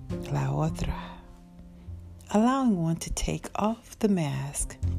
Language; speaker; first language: English; native; English